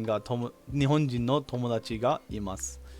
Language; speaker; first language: Japanese; non-native, learner; English